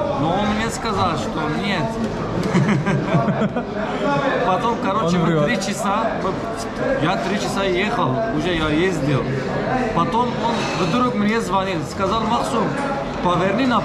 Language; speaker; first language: Russian; non-native, learner; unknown